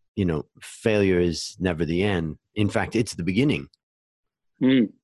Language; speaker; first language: English; native; English